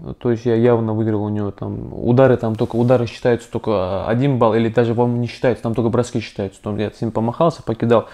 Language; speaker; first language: Russian; early bilingual, other home language; Azerbaijani